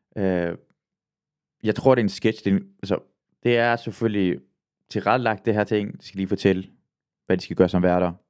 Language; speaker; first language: Danish; early bilingual, other home language; Persian